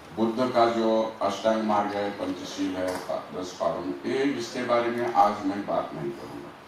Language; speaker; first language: Hindi; non-native, local second language; Marathi